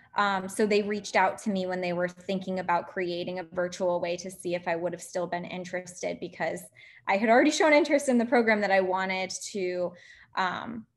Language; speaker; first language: English; native; English